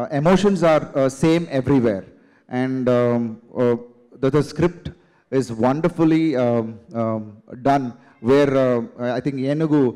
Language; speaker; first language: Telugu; non-native, learner; Tamil